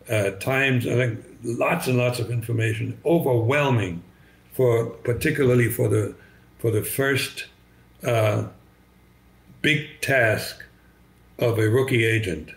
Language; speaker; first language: English; non-native, fluent; German